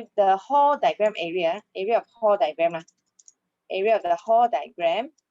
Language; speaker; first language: English; non-native, local second language; Malay